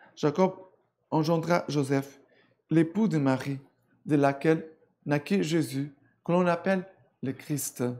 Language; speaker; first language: French; non-native, fluent; Portuguese